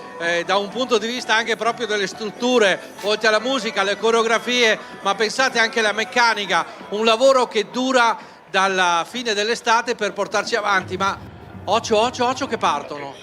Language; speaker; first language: Italian; native; Italian